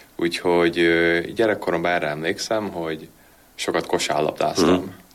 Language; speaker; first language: Hungarian; early bilingual, heritage; Hungarian